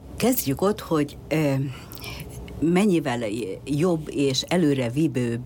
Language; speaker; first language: Hungarian; native; Hungarian